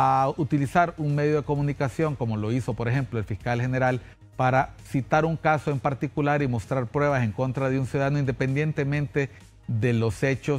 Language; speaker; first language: Spanish; native; Spanish